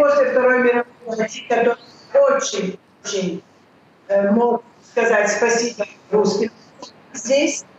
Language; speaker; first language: Russian; early bilingual, heritage; Russian